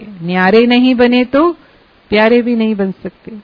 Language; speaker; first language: Hindi; native; Hindi